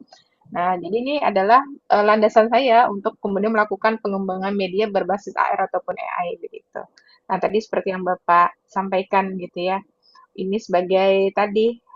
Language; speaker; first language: Indonesian; native; Indonesian